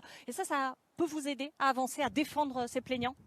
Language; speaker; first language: French; native; French